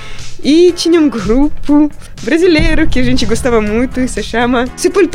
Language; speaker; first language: Portuguese; non-native, fluent; Russian